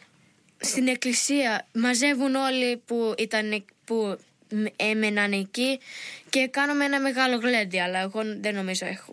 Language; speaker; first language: Greek; early bilingual, heritage; English